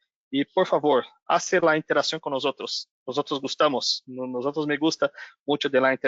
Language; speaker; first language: Spanish; non-native, learner; Portuguese